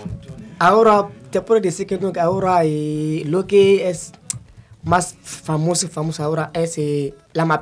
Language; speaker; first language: Spanish; non-native, fluent; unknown